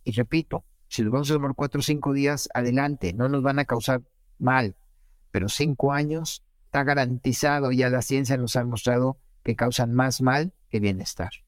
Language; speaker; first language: Spanish; native; Spanish